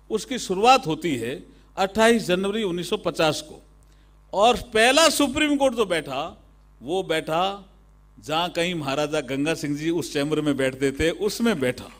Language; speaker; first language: Hindi; native; Hindi